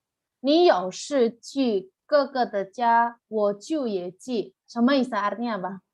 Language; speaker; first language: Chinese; non-native, fluent; Indonesian